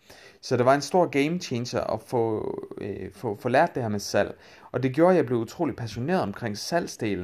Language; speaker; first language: Danish; native; Danish